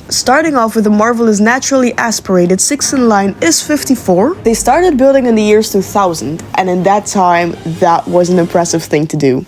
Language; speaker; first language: English; non-native, fluent; Dutch